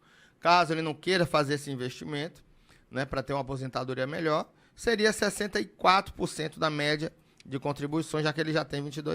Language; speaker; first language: Portuguese; native; Portuguese